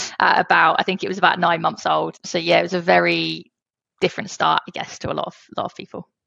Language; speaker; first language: English; native; English